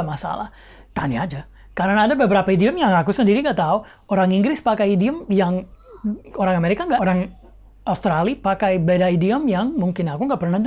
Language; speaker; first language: Indonesian; non-native, fluent; English